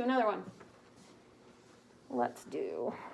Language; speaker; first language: English; native; English